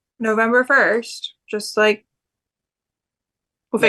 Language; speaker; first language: English; native; English